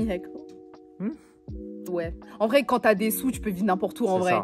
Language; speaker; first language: French; early bilingual, other home language; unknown